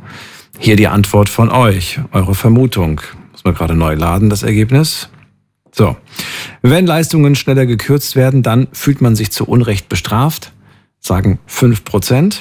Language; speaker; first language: German; native; German